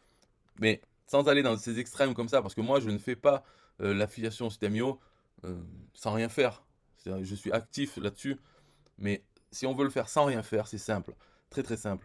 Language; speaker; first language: French; native; French